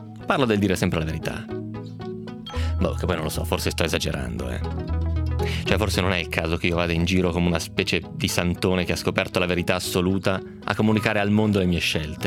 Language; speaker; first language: Italian; native; Italian